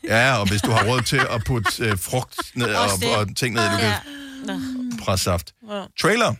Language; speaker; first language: Danish; native; Danish